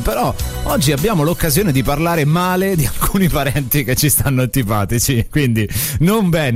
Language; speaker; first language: Italian; native; Italian